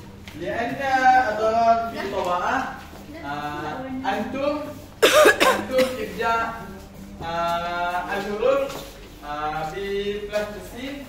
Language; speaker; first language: Arabic; non-native, learner; Malay